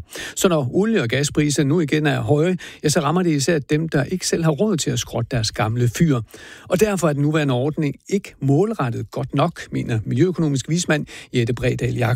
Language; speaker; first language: Danish; native; Danish